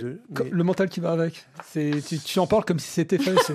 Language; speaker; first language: French; native; French